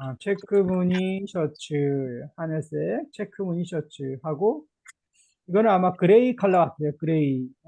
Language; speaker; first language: Korean; native; Korean